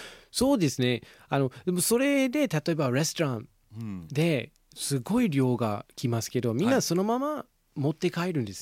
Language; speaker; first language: Japanese; non-native, fluent; English